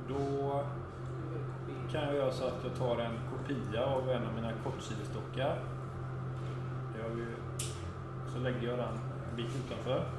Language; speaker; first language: Swedish; native; Swedish